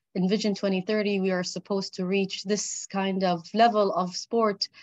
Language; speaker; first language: English; early bilingual, other home language; Arabic